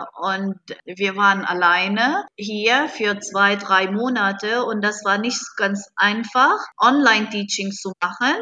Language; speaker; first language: German; non-native, fluent; Arabic